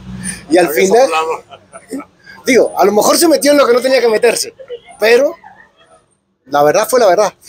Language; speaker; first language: Spanish; native; Spanish